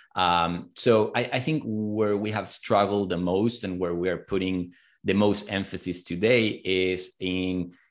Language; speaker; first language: English; non-native, fluent; Spanish